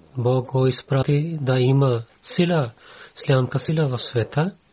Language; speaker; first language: Bulgarian; non-native, learner; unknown